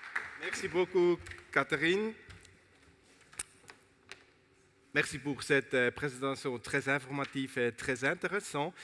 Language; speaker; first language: French; non-native, local second language; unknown